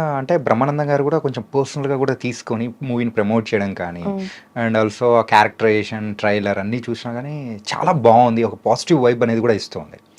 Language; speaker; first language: Telugu; native; Telugu